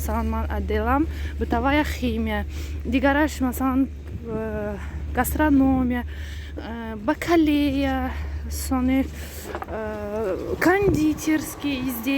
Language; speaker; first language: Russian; non-native, fluent; Tajik